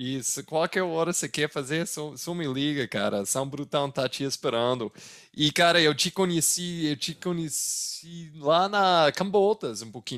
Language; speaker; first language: Portuguese; non-native, fluent; English